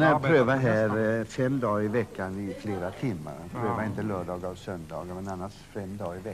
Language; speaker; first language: Swedish; native; Swedish